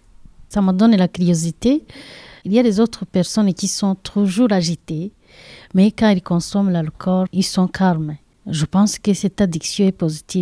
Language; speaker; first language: French; non-native, learner; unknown